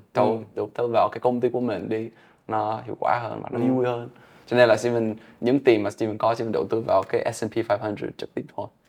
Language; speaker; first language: Vietnamese; non-native, fluent; English